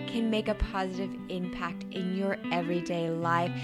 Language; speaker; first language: English; native; English